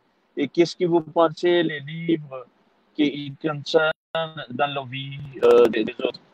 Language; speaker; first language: French; non-native, learner; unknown